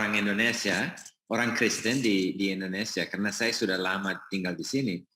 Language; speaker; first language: Indonesian; non-native, fluent; English